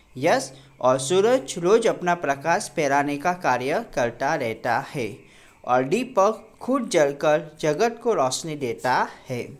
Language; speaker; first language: Hindi; non-native, local second language; Gujarati